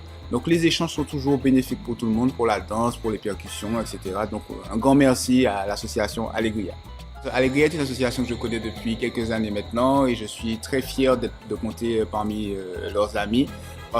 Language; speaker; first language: French; native; French